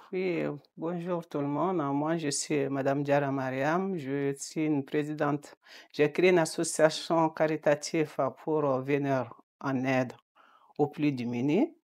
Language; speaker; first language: French; non-native, local second language; Bambara